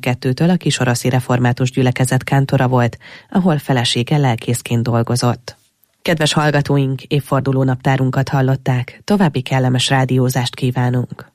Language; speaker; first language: Hungarian; native; Hungarian